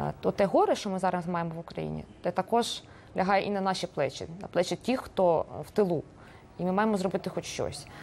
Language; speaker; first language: Ukrainian; native; Ukrainian